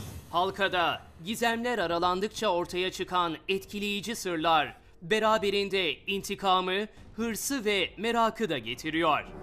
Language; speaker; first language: Turkish; native; Turkish